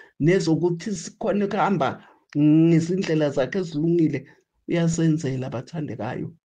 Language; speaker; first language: Zulu; non-native, local second language; Swati